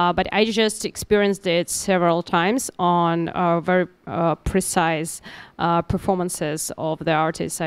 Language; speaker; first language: English; non-native, learner; Russian